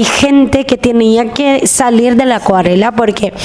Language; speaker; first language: Spanish; non-native, fluent; Filipino